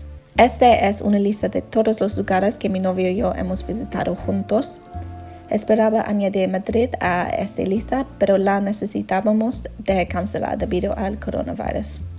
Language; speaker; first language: Spanish; non-native, learner; English